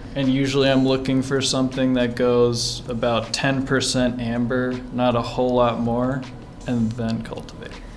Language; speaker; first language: English; native; English